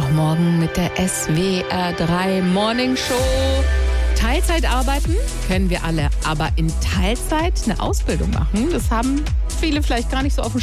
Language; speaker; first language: German; native; German